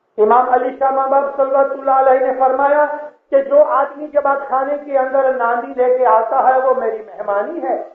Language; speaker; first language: Urdu; non-native, local second language; Gujarati